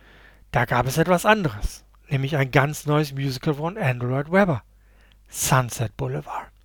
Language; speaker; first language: German; native; German